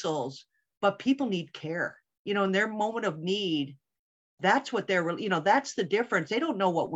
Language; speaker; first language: English; native; English